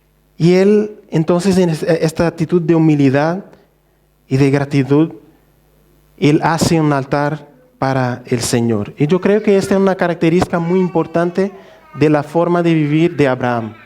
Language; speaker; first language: Spanish; non-native, fluent; Portuguese